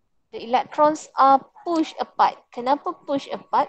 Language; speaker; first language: English; non-native, local second language; Malay